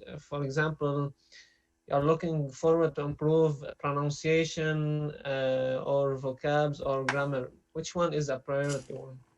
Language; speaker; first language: English; non-native, learner; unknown